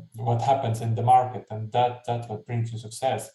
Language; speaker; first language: English; non-native, fluent; Estonian